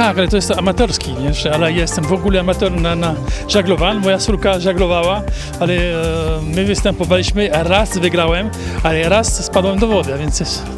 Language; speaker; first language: Polish; non-native, learner; French